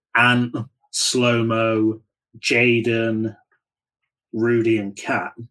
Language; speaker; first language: English; native; English